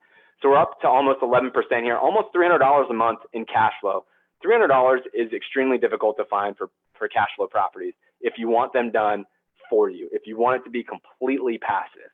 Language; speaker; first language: English; native; English